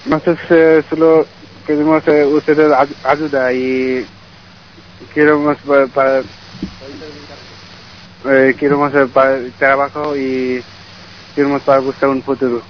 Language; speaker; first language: Spanish; non-native, learner; Bangla